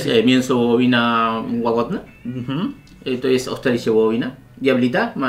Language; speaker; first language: Polish; non-native, learner; Spanish